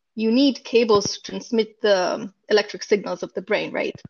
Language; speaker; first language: English; non-native, fluent; Hebrew